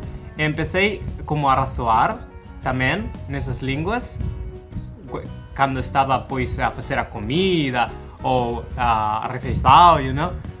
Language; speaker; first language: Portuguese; non-native, learner; Spanish